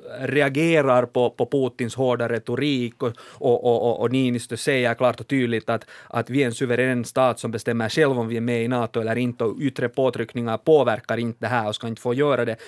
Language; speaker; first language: Swedish; native; Swedish